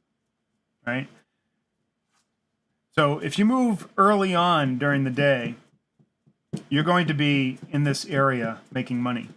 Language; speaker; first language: English; native; English